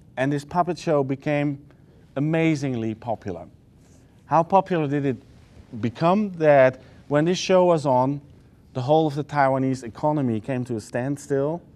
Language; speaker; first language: English; non-native, fluent; Dutch